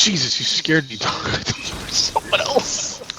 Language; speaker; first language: English; native; English